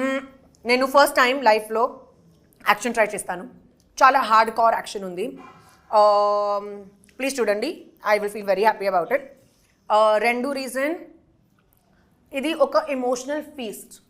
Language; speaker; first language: Telugu; non-native, learner; Hindi